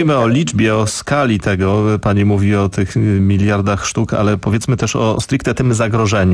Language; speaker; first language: Polish; native; Polish